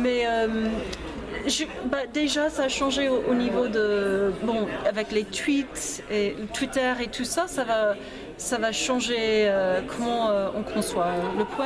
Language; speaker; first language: French; non-native, fluent; English